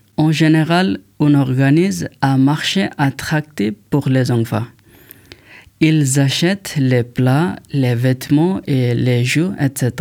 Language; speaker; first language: French; non-native, learner; Bangla